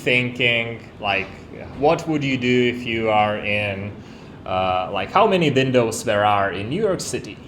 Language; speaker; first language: English; non-native, fluent; Lithuanian